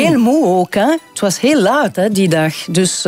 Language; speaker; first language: Dutch; non-native, local second language; French